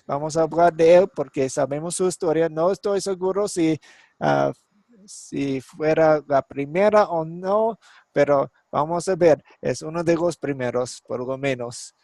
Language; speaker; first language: Spanish; non-native, fluent; English